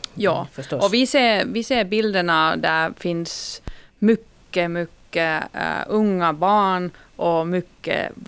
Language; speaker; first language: Swedish; non-native, local second language; Finnish